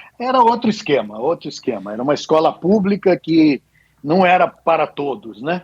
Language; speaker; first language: Portuguese; native; Portuguese